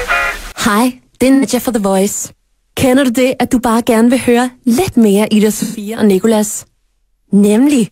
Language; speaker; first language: Danish; native; Danish